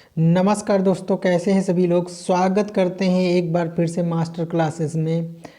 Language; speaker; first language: Hindi; native; Hindi